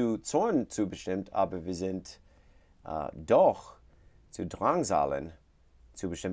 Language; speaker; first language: German; non-native, learner; English